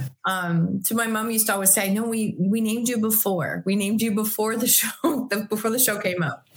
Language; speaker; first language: English; native; English